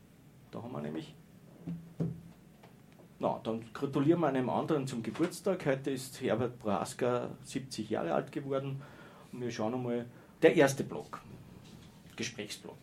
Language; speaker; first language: German; native; German